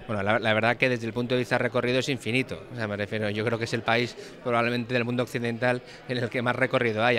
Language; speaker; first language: Spanish; native; Spanish